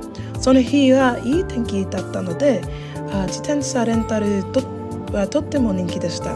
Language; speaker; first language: Japanese; non-native, learner; English